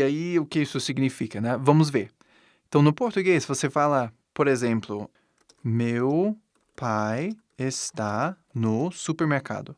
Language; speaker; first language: Portuguese; non-native, fluent; English